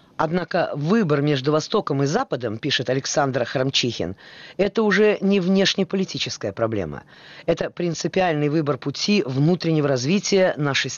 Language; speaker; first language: Russian; native; Russian